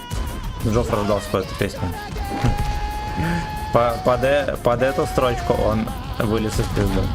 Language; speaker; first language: Russian; native; Russian